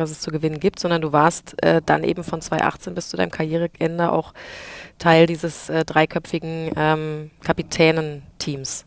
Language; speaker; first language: German; native; German